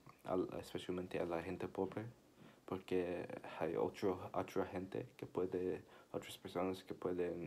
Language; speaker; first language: Spanish; non-native, learner; English